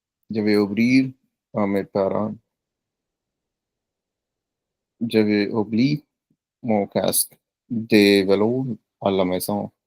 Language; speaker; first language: French; non-native, learner; Punjabi